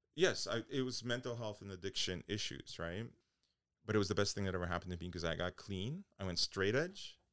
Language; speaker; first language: English; early bilingual, other home language; Polish